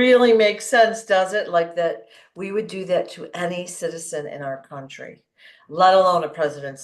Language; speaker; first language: English; native; English